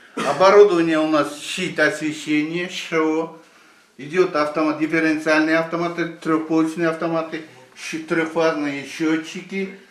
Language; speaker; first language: Russian; non-native, local second language; Kazakh